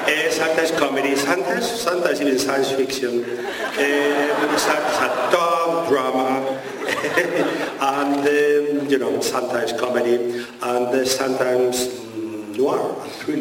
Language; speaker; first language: English; non-native, fluent; Spanish